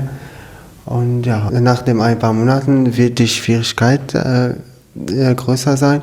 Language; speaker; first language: German; non-native, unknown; Arabic